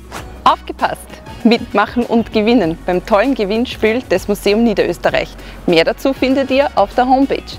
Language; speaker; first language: German; native; German